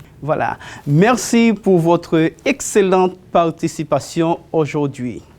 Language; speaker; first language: French; non-native, fluent; Spanish